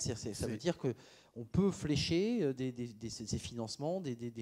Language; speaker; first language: French; native; French